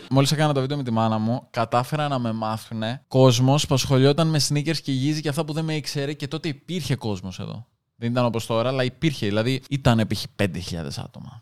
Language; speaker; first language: Greek; native; Greek